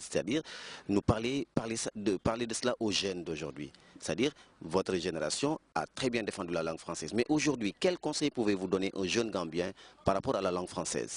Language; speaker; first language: French; non-native, fluent; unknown